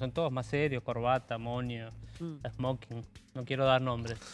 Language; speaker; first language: Spanish; native; Spanish